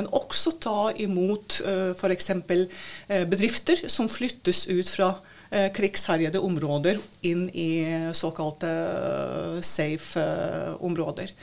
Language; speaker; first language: Norwegian; non-native, fluent; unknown